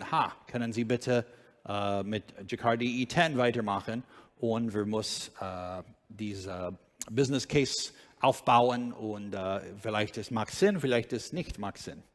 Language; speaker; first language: German; non-native, learner; English